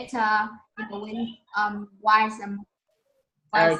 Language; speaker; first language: English; non-native, learner; Vietnamese